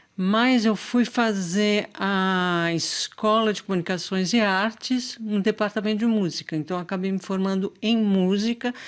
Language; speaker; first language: Portuguese; native; Portuguese